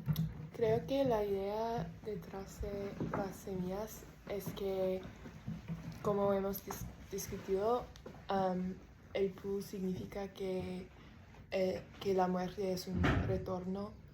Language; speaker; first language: Spanish; non-native, learner; English